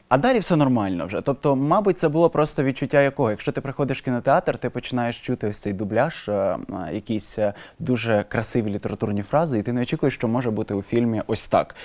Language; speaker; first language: Ukrainian; native; Ukrainian